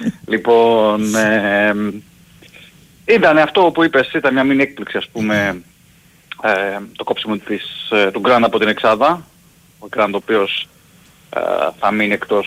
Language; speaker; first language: Greek; native; Greek